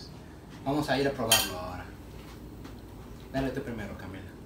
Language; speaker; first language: Spanish; early bilingual, heritage; Spanish